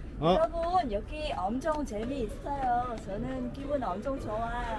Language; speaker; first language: Korean; non-native, learner; Vietnamese